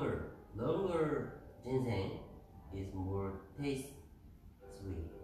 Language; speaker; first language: English; non-native, learner; Korean